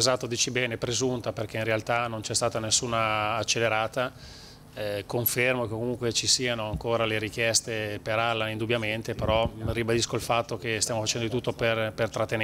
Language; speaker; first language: Italian; native; Italian